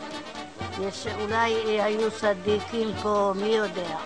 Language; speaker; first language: Hebrew; non-native, fluent; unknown